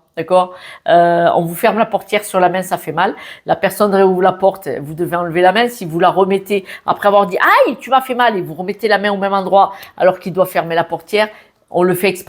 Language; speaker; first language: French; native; French